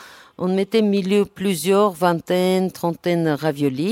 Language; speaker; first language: French; non-native, learner; Armenian